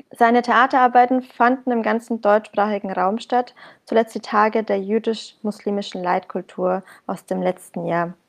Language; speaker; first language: German; early bilingual, other home language; Arabic